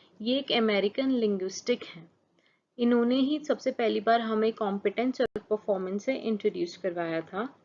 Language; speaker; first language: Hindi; native; Hindi